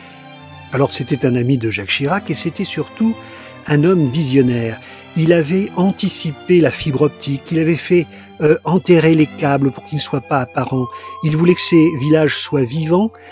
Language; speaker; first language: French; native; French